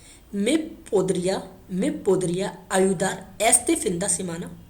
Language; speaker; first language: Spanish; non-native, learner; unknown